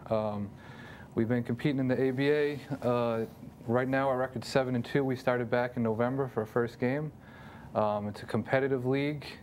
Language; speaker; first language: English; native; English